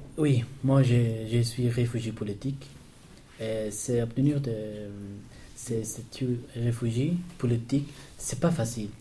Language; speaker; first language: French; non-native, learner; Persian